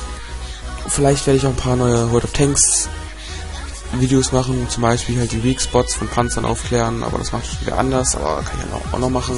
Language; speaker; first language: German; native; German